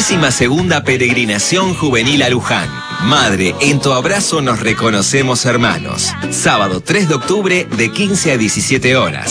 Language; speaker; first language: Spanish; native; Spanish